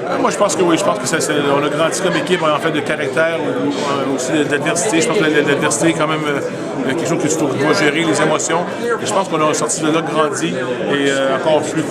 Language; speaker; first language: French; native; French